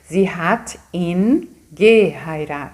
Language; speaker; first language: German; non-native, fluent; Portuguese